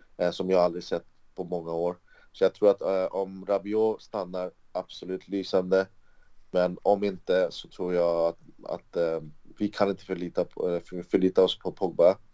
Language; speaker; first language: Swedish; early bilingual, other home language; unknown